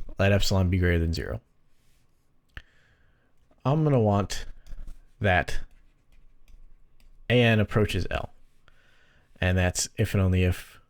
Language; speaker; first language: English; native; English